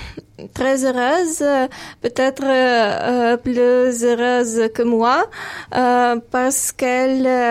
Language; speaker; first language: French; non-native, fluent; Ukrainian